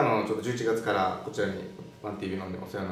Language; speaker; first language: Japanese; native; Japanese